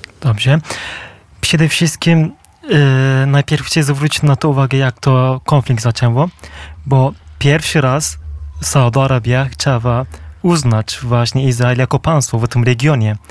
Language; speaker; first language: Polish; non-native, fluent; Turkish